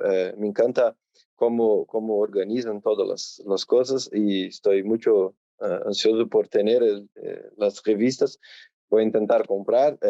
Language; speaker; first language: Spanish; non-native, learner; Portuguese